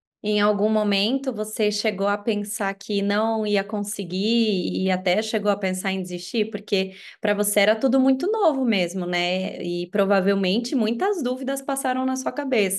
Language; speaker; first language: Portuguese; native; Portuguese